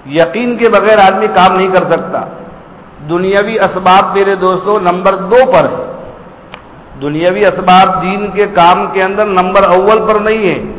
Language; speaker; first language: Urdu; non-native, local second language; Gujarati